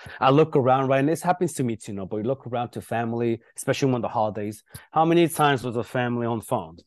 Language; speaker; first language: English; early bilingual, other home language; Spanish